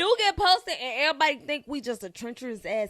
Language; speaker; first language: English; native; English